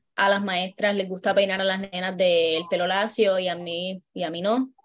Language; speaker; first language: Spanish; native; Spanish